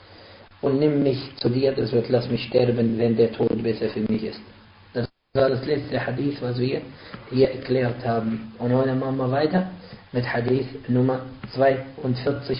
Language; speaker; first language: German; non-native, fluent; Arabic